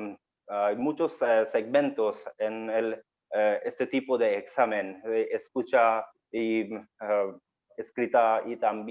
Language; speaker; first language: Spanish; non-native, learner; Bangla